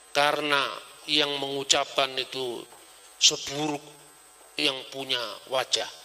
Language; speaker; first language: Indonesian; non-native, local second language; Javanese